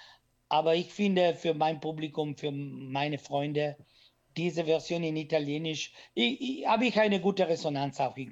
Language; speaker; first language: German; non-native, learner; Italian